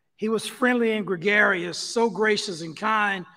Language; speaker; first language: English; native; English